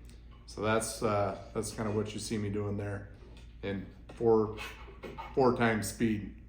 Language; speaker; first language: English; native; English